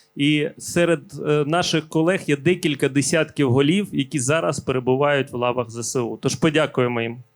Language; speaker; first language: Ukrainian; native; Ukrainian